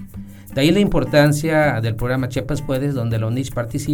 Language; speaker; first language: Spanish; native; Spanish